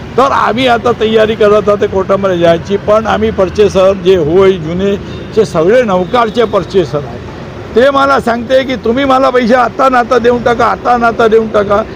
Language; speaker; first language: Marathi; non-native, local second language; Gujarati